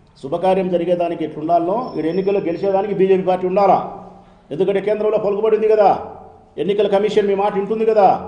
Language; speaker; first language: Telugu; native; Telugu